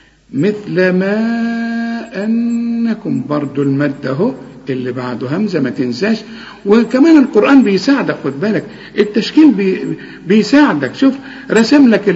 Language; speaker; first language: Arabic; native; Arabic